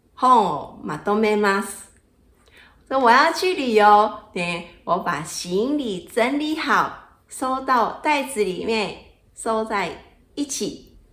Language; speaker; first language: Chinese; non-native, fluent; Japanese